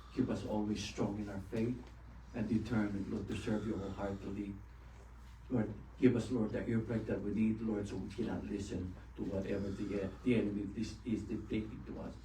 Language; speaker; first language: English; non-native, local second language; Filipino